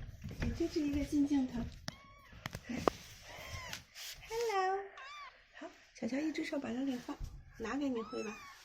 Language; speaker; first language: Chinese; native; Chinese